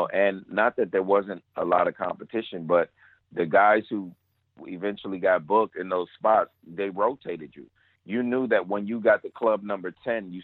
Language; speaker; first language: English; native; English